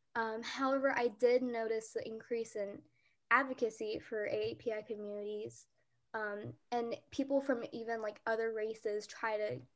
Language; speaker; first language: English; early bilingual, other home language; Korean